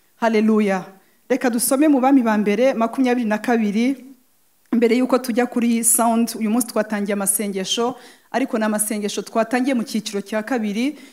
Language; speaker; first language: Kinyarwanda; native; Kinyarwanda